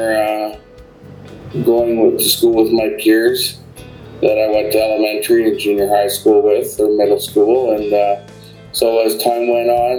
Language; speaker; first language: English; native; English